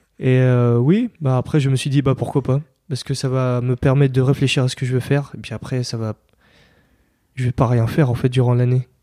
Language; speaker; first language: French; early bilingual, other home language; Kurdish